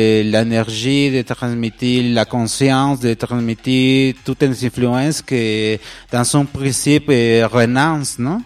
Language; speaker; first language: French; non-native, learner; Spanish